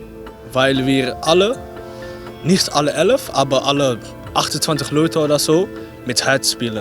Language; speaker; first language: German; non-native, learner; Dutch